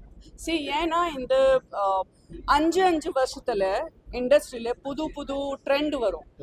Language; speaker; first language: Tamil; non-native, local second language; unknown